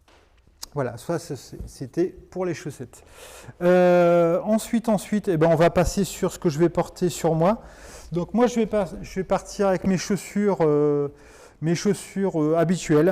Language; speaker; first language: French; native; French